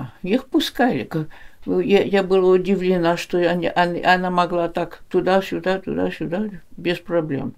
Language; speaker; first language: Russian; early bilingual, heritage; Russian